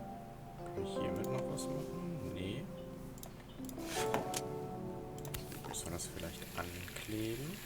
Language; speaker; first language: German; native; German